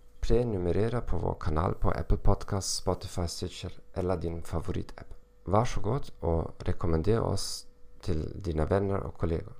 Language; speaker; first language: Swedish; non-native, learner; German